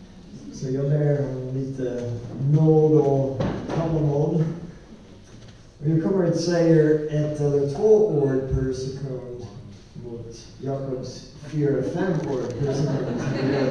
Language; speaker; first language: Swedish; non-native, learner; English